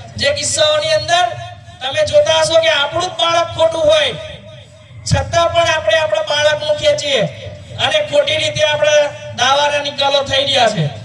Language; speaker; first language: Gujarati; non-native, local second language; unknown